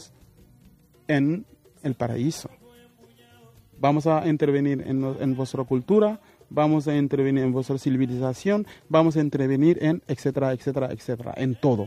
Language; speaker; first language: Spanish; non-native, fluent; Wolof